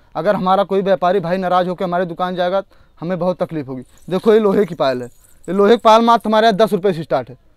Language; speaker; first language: Hindi; native; Hindi